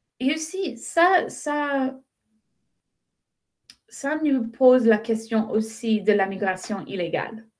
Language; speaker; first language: French; non-native, fluent; English